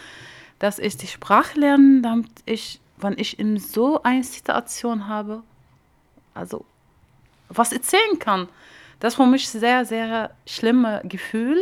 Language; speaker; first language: German; non-native, learner; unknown